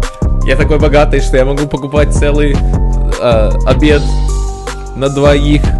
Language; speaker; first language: Russian; early bilingual, heritage; Russian